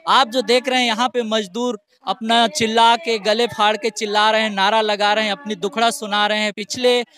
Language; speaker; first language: Hindi; native; Hindi